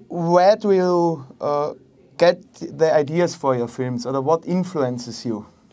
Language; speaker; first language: English; non-native, learner; German